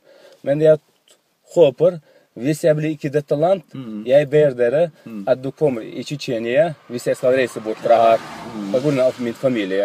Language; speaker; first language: Norwegian; non-native, learner; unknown